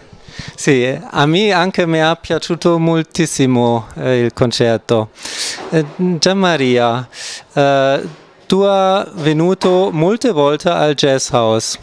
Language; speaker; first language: Italian; non-native, learner; German